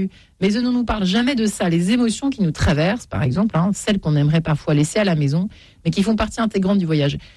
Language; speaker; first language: French; native; French